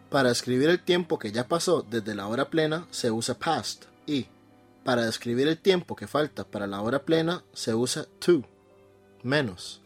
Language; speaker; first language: Spanish; native; Spanish